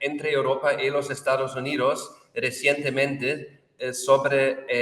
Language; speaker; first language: Spanish; non-native, fluent; German